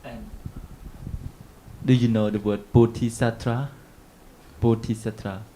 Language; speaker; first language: English; non-native, learner; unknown